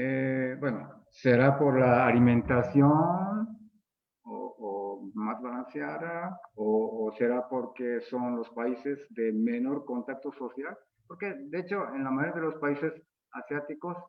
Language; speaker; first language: Spanish; non-native, fluent; Japanese